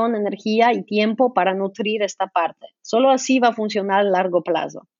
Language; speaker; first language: Spanish; non-native, fluent; Polish